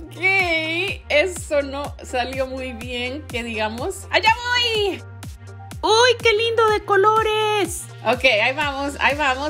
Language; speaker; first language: Spanish; native; Spanish